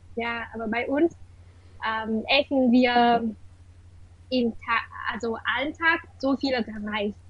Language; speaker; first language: German; non-native, learner; Vietnamese